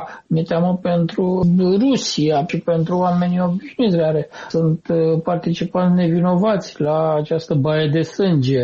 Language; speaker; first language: Romanian; native; Romanian